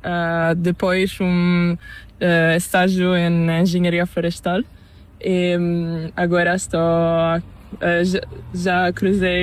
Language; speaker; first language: Spanish; non-native, learner; Italian